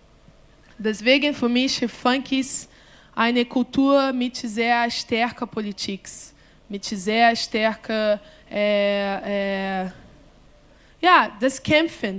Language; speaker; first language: German; non-native, learner; Portuguese